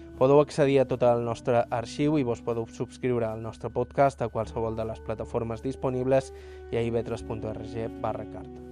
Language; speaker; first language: Catalan; native; Catalan